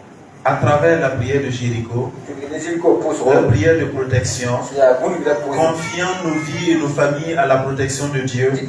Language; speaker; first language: French; non-native, local second language; Mossi